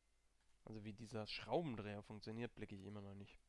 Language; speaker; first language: German; native; German